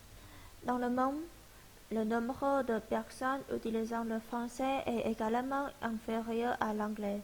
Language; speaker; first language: French; non-native, learner; Vietnamese